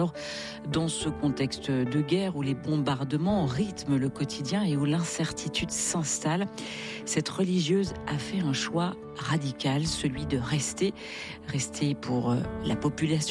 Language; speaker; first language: French; native; French